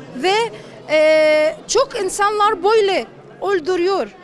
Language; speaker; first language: Turkish; non-native, learner; Arabic